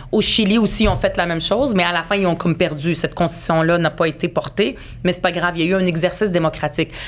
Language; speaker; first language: French; native; French